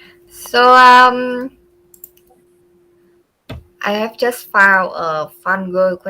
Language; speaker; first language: English; non-native, learner; Vietnamese